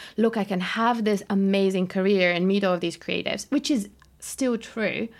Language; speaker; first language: English; non-native, fluent; Bulgarian